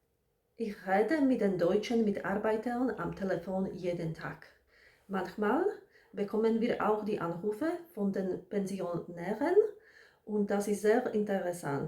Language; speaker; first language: German; non-native, fluent; Slovak